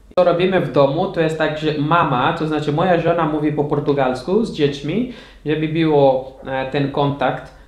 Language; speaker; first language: Polish; non-native, fluent; Portuguese